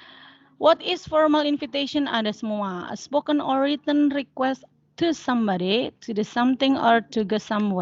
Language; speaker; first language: English; non-native, learner; Indonesian